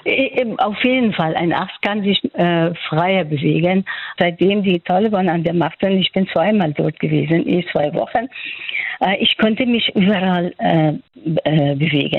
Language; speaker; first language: German; non-native, fluent; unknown